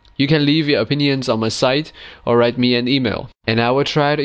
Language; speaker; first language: English; non-native, fluent; Chinese